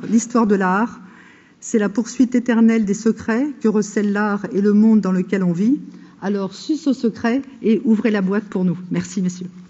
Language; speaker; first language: French; native; French